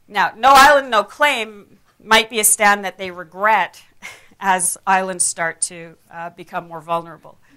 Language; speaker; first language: English; native; English